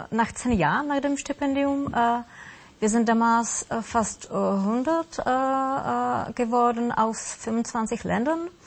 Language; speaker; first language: German; non-native, fluent; Russian